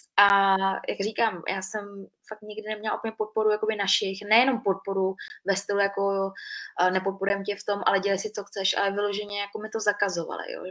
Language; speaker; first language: Czech; early bilingual, other home language; Vietnamese